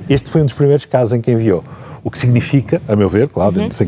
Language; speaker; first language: Portuguese; native; Portuguese